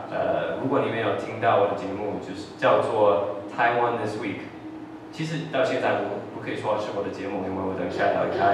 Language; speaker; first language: Chinese; early bilingual, heritage; English